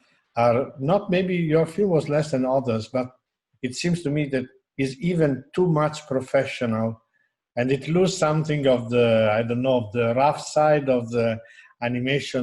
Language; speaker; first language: English; non-native, fluent; Italian